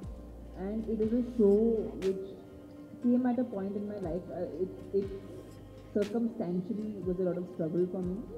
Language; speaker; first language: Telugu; non-native, fluent; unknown